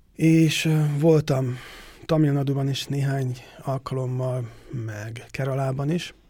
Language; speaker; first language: Hungarian; native; Hungarian